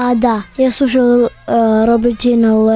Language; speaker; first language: Russian; early bilingual, heritage; English